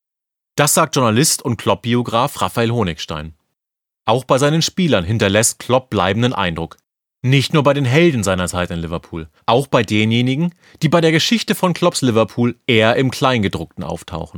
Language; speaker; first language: German; native; German